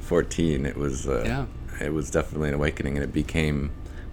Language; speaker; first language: English; native; English